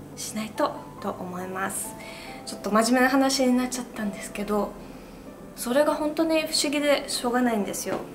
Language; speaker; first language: Japanese; non-native, fluent; Russian